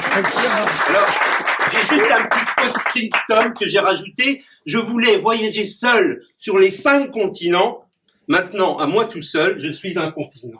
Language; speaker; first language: French; native; French